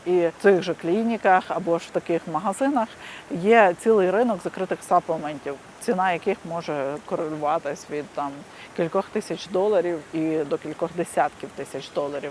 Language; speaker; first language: Ukrainian; native; Ukrainian